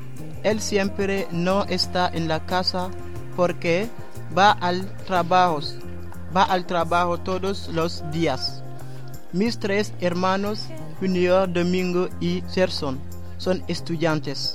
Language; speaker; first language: Spanish; non-native, learner; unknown